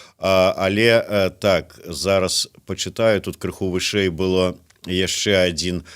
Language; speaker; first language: Belarusian; native; Belarusian